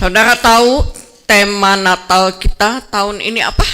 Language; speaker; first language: Indonesian; native; Indonesian